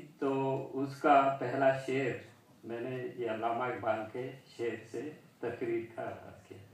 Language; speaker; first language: Urdu; early bilingual, heritage; Urdu